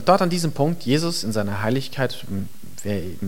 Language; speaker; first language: German; native; German